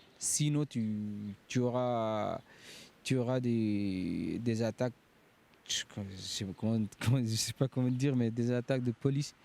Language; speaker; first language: French; non-native, fluent; Arabic